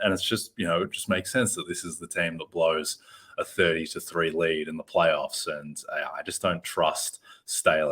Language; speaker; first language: English; native; English